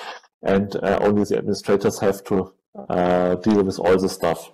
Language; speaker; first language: English; non-native, fluent; German